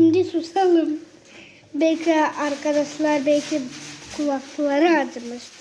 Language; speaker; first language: Turkish; early bilingual, heritage; Turkish